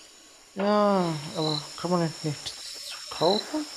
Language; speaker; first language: German; non-native, learner; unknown